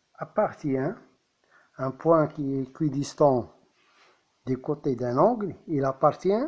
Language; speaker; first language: French; non-native, local second language; Arabic